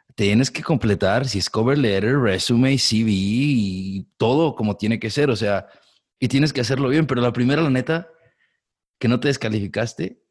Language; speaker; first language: Spanish; native; Spanish